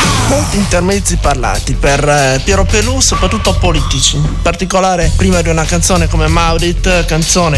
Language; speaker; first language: Italian; native; Italian